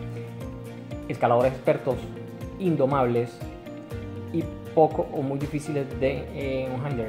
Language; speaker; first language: Spanish; native; Spanish